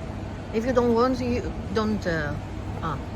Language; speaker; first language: English; non-native, fluent; Greek